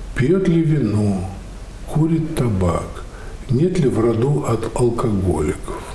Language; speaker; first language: Russian; native; Russian